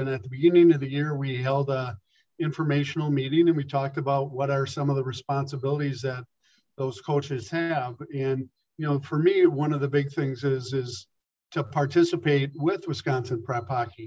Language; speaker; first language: English; native; English